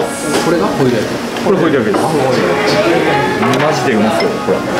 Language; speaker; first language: Japanese; native; Japanese